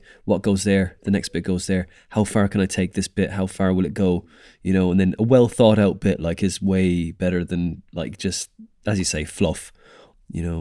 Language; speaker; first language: English; native; English